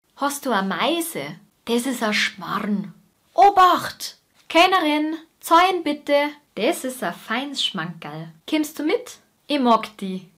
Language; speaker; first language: German; native; German